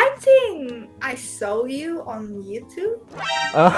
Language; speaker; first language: English; non-native, learner; Indonesian